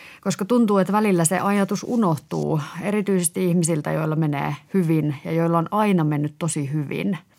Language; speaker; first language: Finnish; native; Finnish